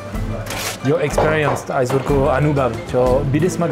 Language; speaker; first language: Nepali; non-native, learner; French